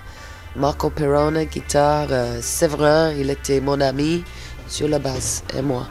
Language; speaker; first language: French; non-native, fluent; English